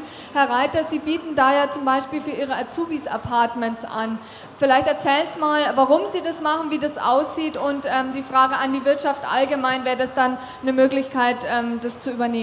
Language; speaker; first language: German; native; German